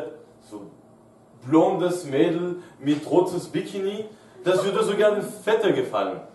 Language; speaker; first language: German; non-native, fluent; French